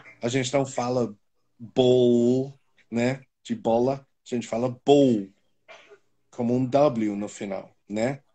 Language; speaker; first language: Portuguese; non-native, fluent; English